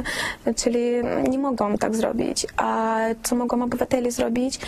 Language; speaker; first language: Polish; non-native, fluent; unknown